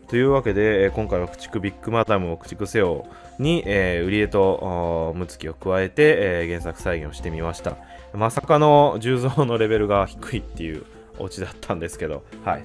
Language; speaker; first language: Japanese; native; Japanese